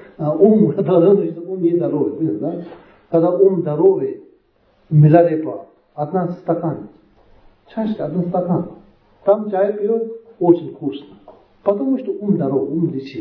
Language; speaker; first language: Russian; non-native, learner; Tibetan